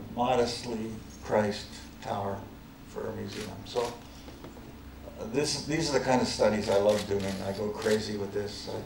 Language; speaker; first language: English; native; English